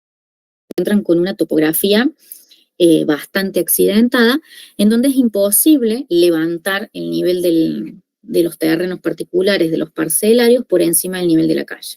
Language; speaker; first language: Spanish; native; Spanish